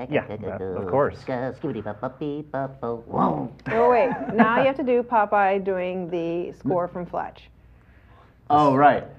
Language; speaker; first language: English; native; English